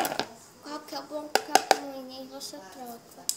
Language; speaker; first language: Portuguese; native; Portuguese